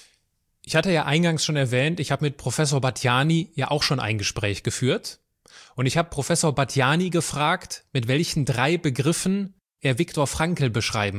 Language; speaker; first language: German; native; German